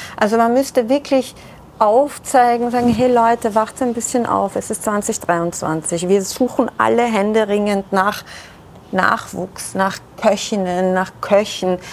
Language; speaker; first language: German; early bilingual, other home language; Persian